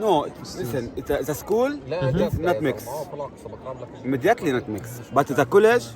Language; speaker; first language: English; non-native, learner; Arabic